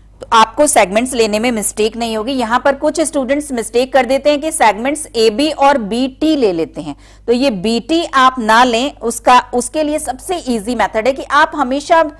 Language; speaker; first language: Hindi; native; Hindi